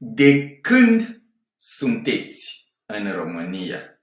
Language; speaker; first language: Romanian; non-native, fluent; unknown